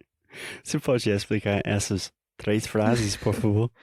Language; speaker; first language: Portuguese; non-native, fluent; English